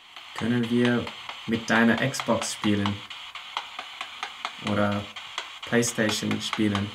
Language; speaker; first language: German; non-native, learner; English